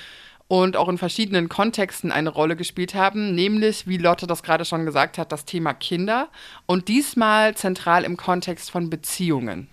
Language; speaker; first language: German; native; German